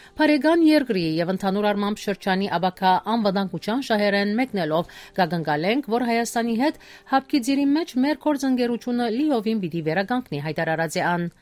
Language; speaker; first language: Armenian; early bilingual, heritage; Armenian